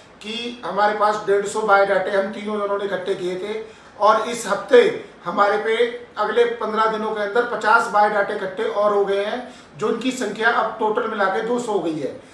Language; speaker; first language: Hindi; native; Hindi